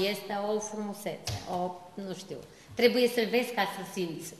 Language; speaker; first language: Romanian; non-native, fluent; Albanian